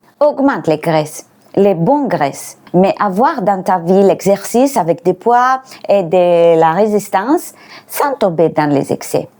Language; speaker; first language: French; non-native, fluent; Greek